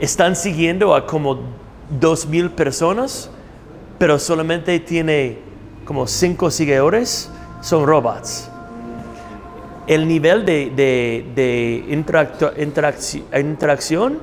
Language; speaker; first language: Spanish; non-native, fluent; English